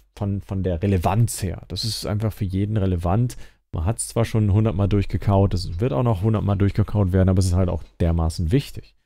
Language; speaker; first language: German; native; German